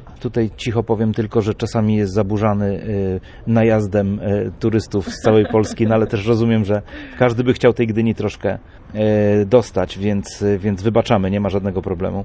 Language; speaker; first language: Polish; native; Polish